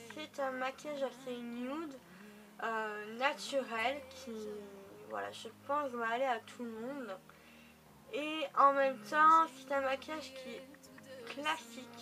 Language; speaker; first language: French; native; French